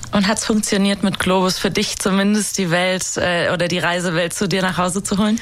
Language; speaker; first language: German; native; German